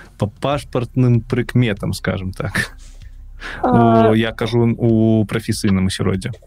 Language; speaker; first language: Belarusian; non-native, local second language; Russian